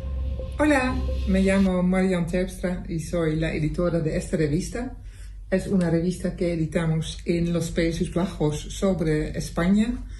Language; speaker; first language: Spanish; non-native, fluent; Dutch